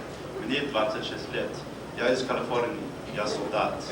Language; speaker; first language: Russian; non-native, learner; English